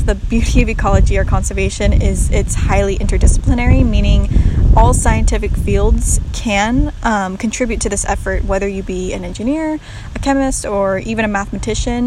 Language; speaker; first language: English; native; English